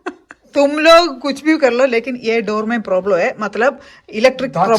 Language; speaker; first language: Hindi; non-native, local second language; Malayalam